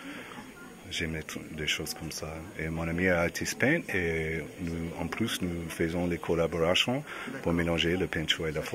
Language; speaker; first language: French; non-native, learner; English